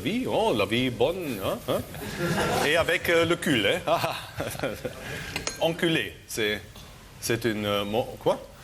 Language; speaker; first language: French; non-native, learner; German